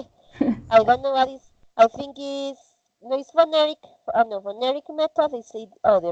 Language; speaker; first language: English; non-native, learner; Spanish